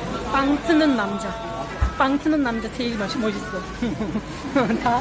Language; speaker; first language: Korean; non-native, fluent; Turkish